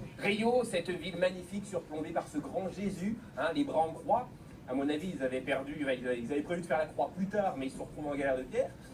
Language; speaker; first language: French; native; French